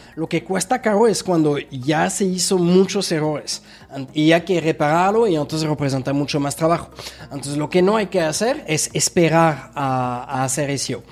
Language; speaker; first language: Spanish; non-native, fluent; French